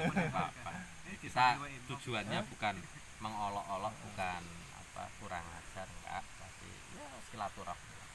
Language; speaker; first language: Indonesian; native; Indonesian